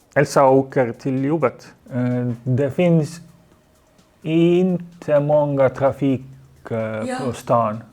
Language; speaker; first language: Swedish; non-native, learner; Estonian